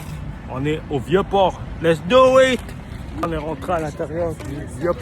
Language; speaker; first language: French; native; French